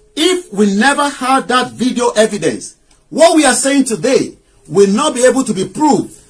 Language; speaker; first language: English; non-native, local second language; Yoruba